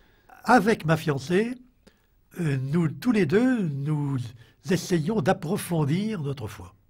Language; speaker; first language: French; native; French